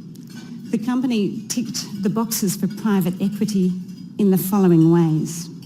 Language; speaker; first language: English; native; English